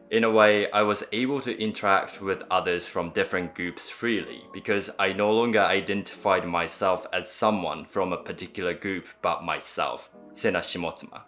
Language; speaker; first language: English; early bilingual, other home language; Japanese